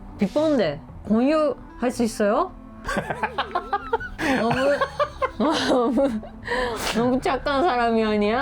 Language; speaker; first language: Korean; non-native, learner; Japanese